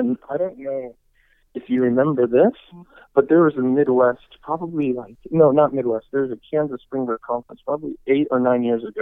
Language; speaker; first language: English; native; English